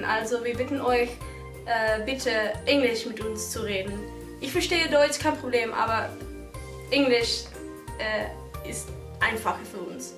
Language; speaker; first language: German; non-native, fluent; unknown